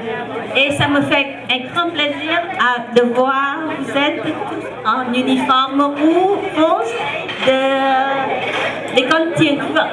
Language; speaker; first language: French; non-native, fluent; Vietnamese